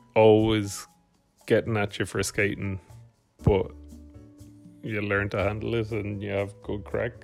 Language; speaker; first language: English; native; English